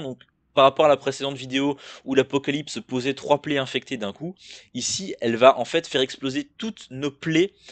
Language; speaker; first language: French; native; French